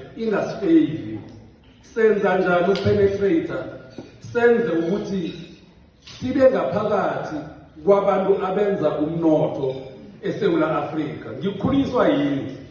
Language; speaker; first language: Zulu; non-native, local second language; South Ndebele